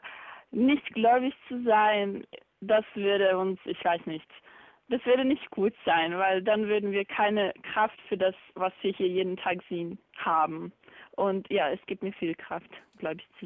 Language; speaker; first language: German; non-native, fluent; Bosnian